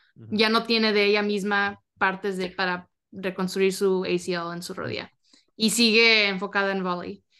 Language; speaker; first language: Spanish; early bilingual, heritage; Spanish